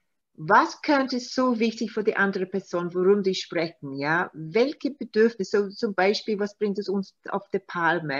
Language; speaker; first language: German; non-native, learner; Maltese